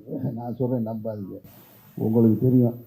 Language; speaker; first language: Tamil; native; Tamil